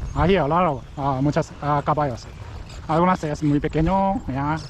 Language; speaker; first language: Spanish; non-native, learner; Korean